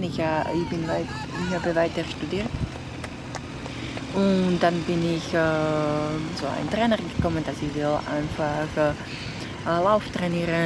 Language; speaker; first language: German; non-native, learner; Slovak